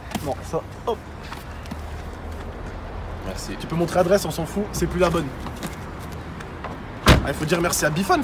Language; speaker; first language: French; native; French